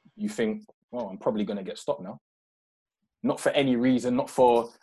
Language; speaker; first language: English; native; English